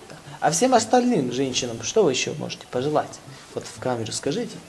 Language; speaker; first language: Russian; non-native, local second language; Tajik